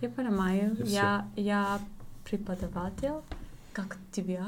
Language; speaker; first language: Russian; non-native, learner; English